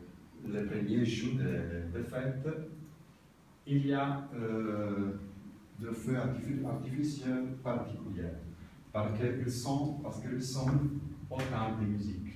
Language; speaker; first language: French; non-native, learner; Italian